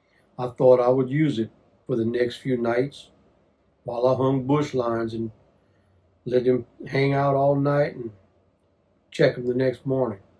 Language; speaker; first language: English; native; English